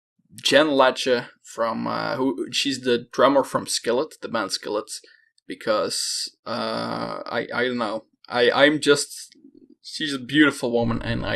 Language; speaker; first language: English; non-native, fluent; Dutch